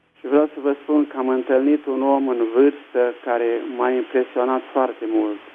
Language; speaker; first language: Romanian; native; Romanian